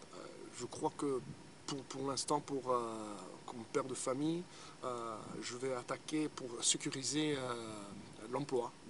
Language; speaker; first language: French; early bilingual, heritage; English